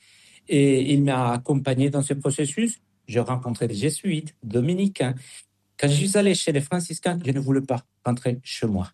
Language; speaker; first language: French; non-native, fluent; Spanish